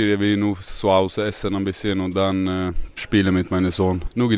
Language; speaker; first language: German; non-native, learner; Swedish